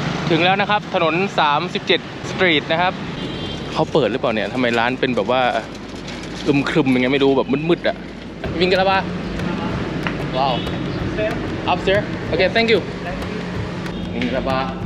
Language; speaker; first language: Thai; native; Thai